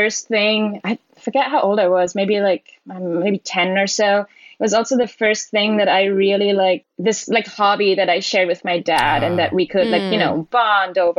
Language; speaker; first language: English; non-native, fluent; German